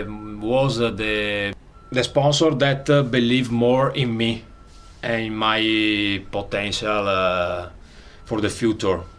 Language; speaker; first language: English; non-native, learner; Italian